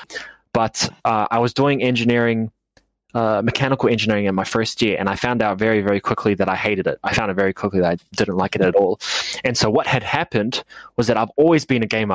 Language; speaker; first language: English; native; English